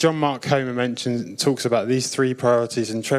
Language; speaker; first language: English; native; English